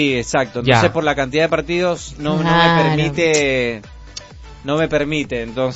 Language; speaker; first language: Spanish; native; Spanish